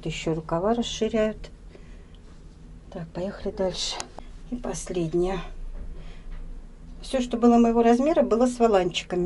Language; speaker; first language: Russian; native; Russian